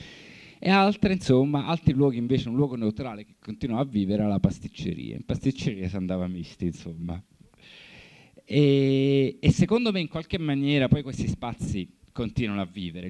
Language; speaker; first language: Italian; native; Italian